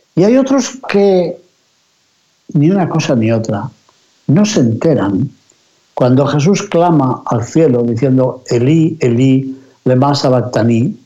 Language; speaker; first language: Spanish; native; Spanish